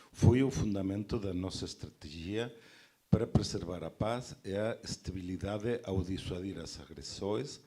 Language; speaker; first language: Portuguese; non-native, fluent; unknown